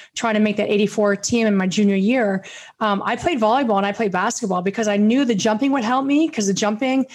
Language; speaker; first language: English; native; English